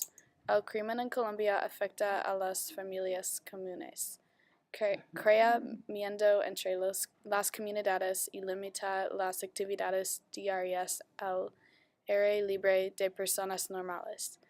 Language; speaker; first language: Spanish; non-native, learner; English